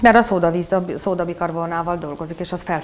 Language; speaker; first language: Hungarian; native; Hungarian